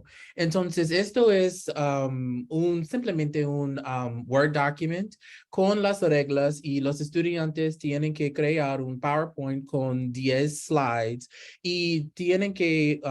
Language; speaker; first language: Spanish; non-native, learner; English